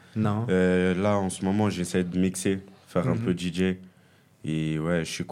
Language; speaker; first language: French; early bilingual, other home language; Kabuverdianu